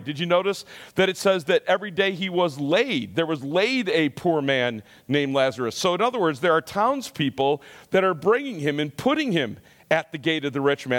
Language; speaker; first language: English; native; English